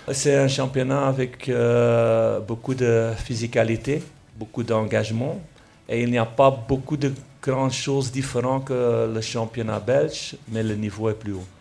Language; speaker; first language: French; non-native, local second language; Dutch